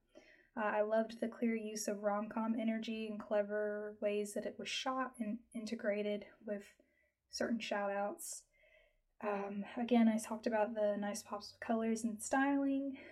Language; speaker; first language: English; native; English